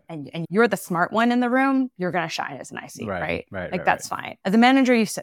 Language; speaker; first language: English; native; English